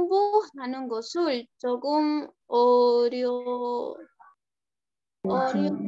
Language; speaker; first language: Korean; non-native, learner; Spanish